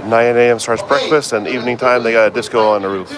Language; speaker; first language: English; native; English